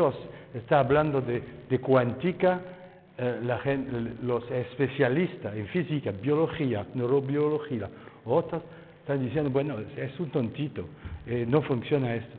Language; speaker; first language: Spanish; non-native, fluent; French